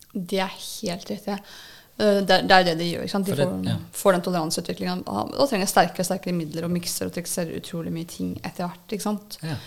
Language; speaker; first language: Norwegian; native; Norwegian